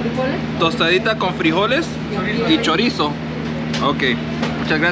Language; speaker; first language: Spanish; non-native, learner; English